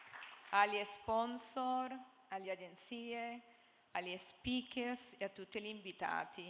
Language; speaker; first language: Italian; non-native, fluent; Turkish